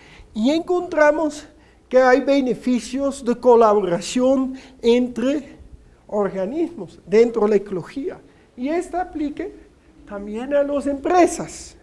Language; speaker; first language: Spanish; non-native, fluent; Dutch